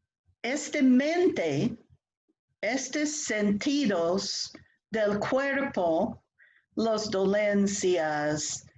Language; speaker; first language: Spanish; non-native, fluent; English